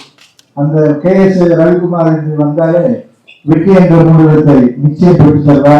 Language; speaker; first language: Tamil; native; Tamil